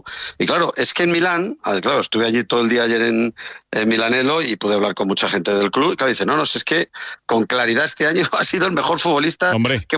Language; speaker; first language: Spanish; native; Spanish